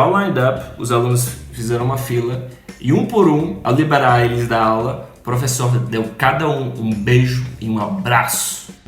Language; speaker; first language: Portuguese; non-native, fluent; English